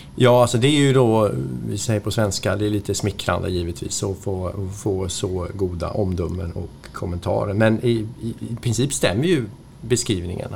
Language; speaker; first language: Swedish; native; Swedish